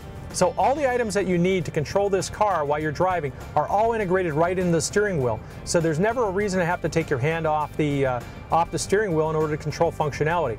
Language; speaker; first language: English; native; English